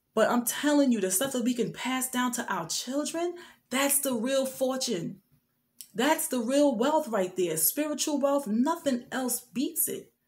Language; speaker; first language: English; native; English